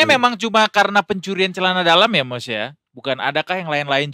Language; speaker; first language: Indonesian; native; Indonesian